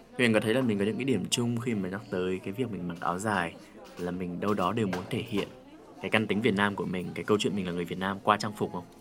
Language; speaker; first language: Vietnamese; native; Vietnamese